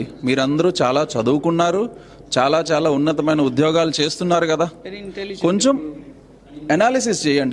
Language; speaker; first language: Telugu; native; Telugu